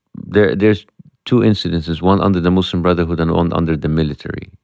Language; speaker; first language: English; non-native, fluent; Arabic